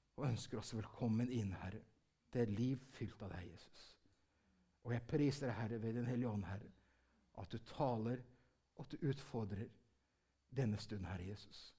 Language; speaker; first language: Norwegian; early bilingual, heritage; Norwegian